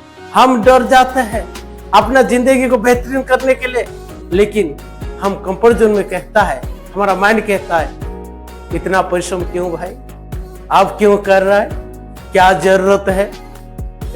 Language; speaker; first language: Hindi; non-native, local second language; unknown